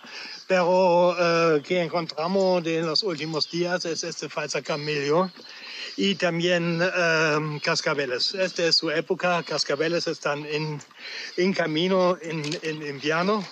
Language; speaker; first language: Spanish; non-native, learner; German